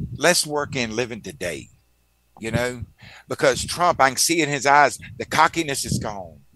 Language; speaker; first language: English; native; English